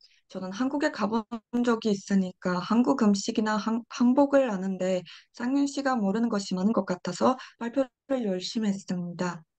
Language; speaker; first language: Korean; non-native, fluent; Turkish